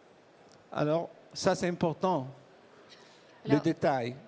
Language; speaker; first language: French; non-native, learner; Italian